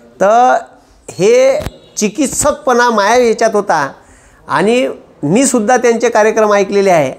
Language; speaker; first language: Marathi; native; Marathi